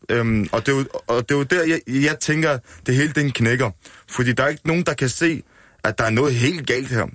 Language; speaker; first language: Danish; early bilingual, other home language; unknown